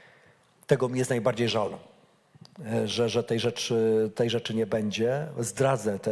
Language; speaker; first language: Polish; native; Polish